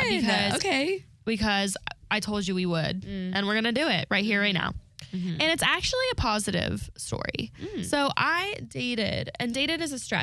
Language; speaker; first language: English; native; English